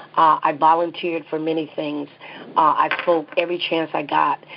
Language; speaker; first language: English; native; English